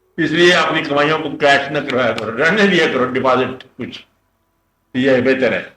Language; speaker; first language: Urdu; non-native, local second language; Punjabi